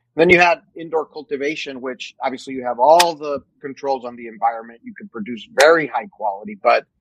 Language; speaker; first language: English; non-native, fluent; Spanish